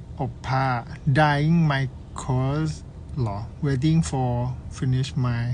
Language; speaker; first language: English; non-native, learner; Thai